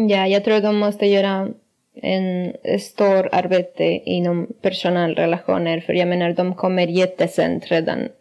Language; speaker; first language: Swedish; non-native, learner; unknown